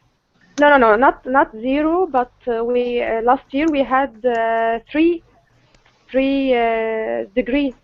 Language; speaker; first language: English; non-native, learner; Arabic